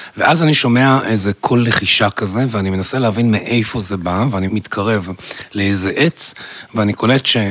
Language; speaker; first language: Hebrew; native; Hebrew